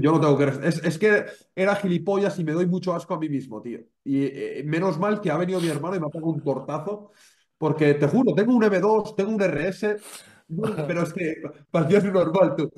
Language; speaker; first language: Spanish; native; Spanish